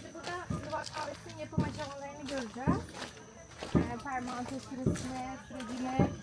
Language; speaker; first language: Turkish; native; Turkish